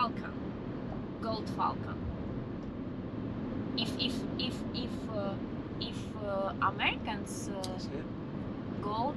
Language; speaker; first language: English; non-native, learner; Russian